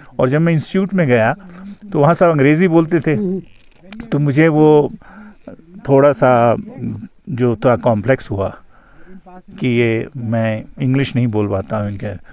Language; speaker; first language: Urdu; native; Urdu